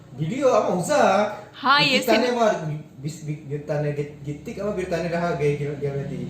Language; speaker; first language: Turkish; non-native, learner; Indonesian